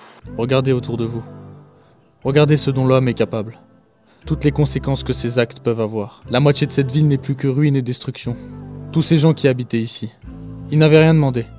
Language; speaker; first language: French; native; French